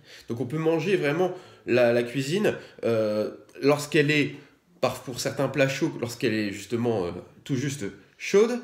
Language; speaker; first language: French; native; French